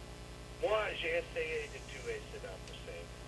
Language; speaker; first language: French; non-native, learner; English